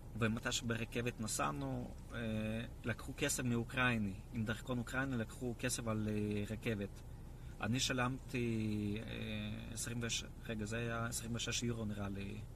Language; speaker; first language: Hebrew; non-native, fluent; Russian